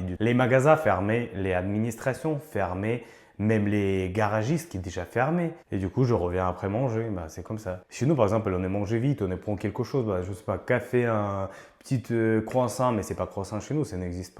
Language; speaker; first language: French; non-native, learner; Ukrainian